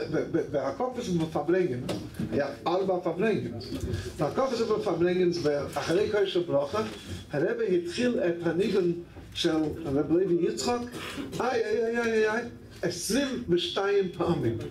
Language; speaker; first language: Hebrew; non-native, fluent; English